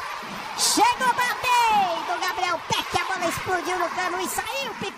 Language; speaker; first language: Portuguese; native; Portuguese